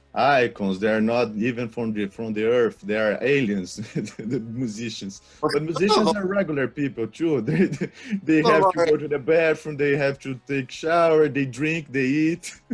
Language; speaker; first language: English; non-native, learner; Portuguese